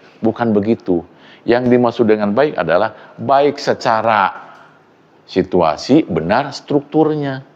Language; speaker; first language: Indonesian; non-native, local second language; Sundanese